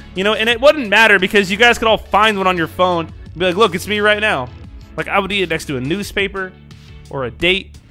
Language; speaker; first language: English; native; English